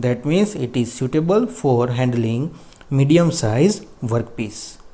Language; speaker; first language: English; non-native, local second language; Gujarati